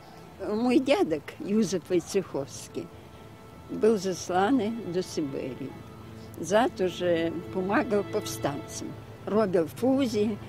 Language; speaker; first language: Polish; early bilingual, heritage; Polish